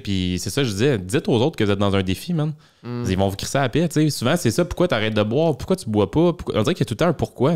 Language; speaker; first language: French; native; French